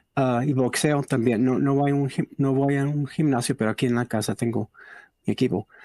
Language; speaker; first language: Spanish; early bilingual, heritage; Spanish